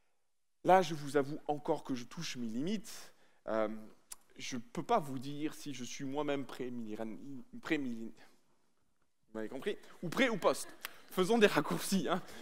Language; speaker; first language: French; native; French